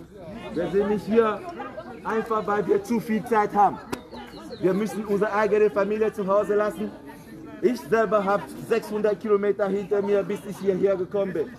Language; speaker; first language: German; non-native, fluent; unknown